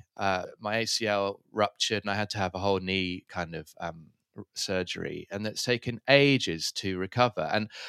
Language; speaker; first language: English; native; English